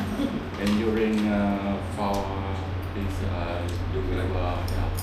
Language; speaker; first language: English; non-native, learner; Vietnamese